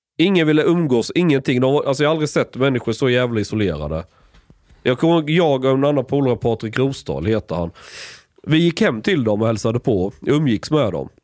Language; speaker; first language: Swedish; native; Swedish